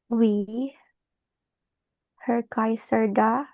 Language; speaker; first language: German; non-native, learner; Indonesian